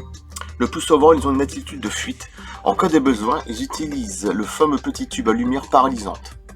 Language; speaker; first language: French; native; French